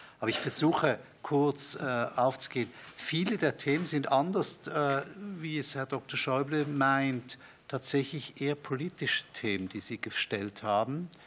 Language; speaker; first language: German; native; German